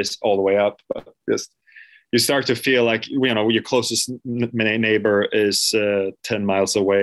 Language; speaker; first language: English; non-native, fluent; Swedish